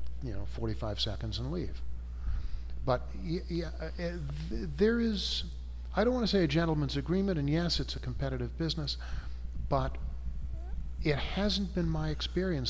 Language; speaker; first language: English; native; English